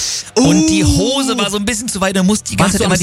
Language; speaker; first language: German; native; German